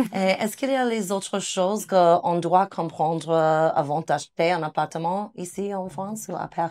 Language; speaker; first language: French; non-native, fluent; English